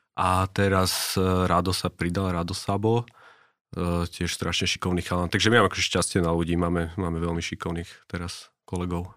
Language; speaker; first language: Slovak; native; Slovak